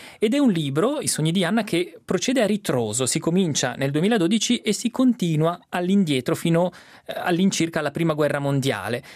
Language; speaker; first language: Italian; native; Italian